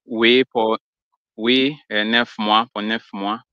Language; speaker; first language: French; non-native, learner; Swahili